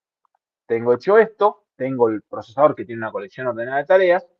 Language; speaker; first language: Spanish; native; Spanish